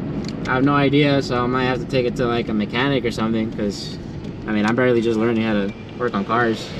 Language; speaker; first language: English; native; English